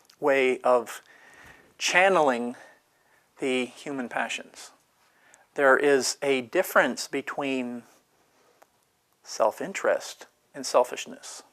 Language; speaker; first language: English; native; English